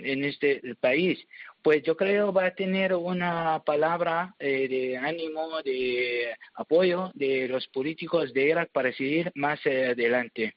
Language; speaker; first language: Spanish; non-native, learner; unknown